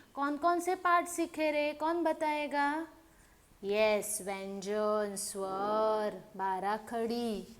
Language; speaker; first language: Hindi; non-native, local second language; Marathi